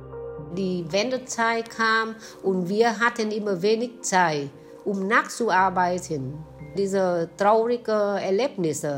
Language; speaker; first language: German; non-native, fluent; Vietnamese